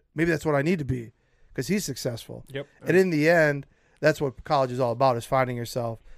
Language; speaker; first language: English; native; English